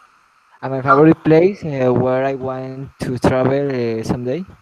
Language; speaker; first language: English; non-native, learner; Spanish